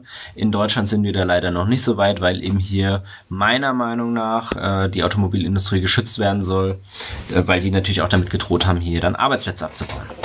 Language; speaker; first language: German; native; German